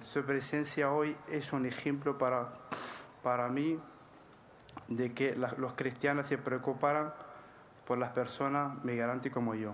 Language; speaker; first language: Spanish; non-native, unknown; Arabic